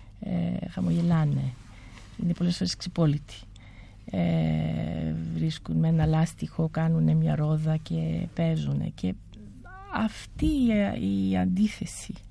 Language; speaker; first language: Greek; early bilingual, heritage; Greek